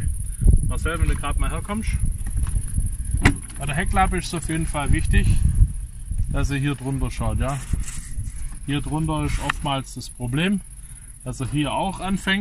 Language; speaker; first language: German; native; German